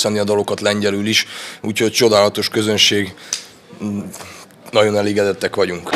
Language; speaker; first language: Hungarian; native; Hungarian